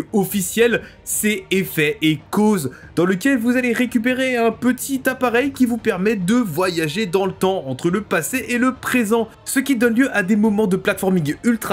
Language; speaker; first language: French; native; French